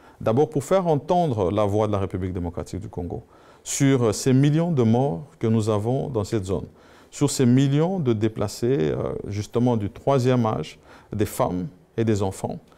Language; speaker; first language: French; non-native, local second language; Swahili